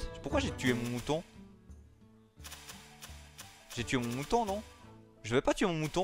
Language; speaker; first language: French; native; French